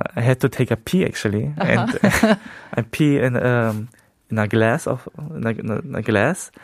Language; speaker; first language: English; early bilingual, heritage; Korean